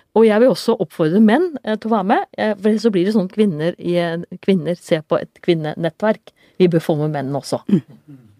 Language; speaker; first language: Norwegian; native; Norwegian